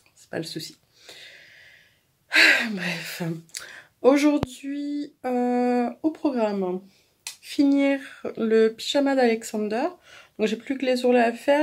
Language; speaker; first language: French; native; French